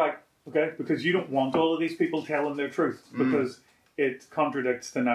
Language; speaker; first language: English; native; English